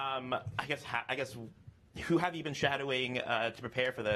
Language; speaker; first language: English; native; English